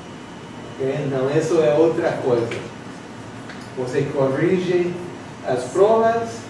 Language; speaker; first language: Portuguese; non-native, fluent; English